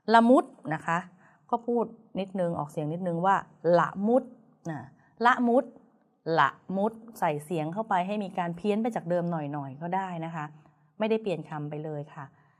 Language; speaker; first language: Thai; native; Thai